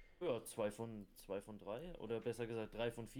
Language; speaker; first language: German; native; German